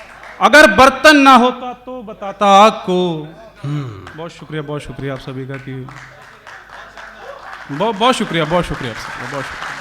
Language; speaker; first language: Hindi; native; Hindi